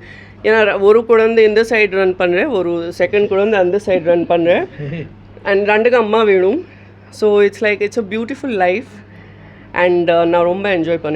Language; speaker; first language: Tamil; non-native, fluent; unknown